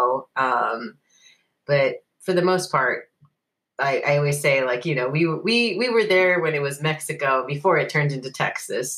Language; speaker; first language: English; native; English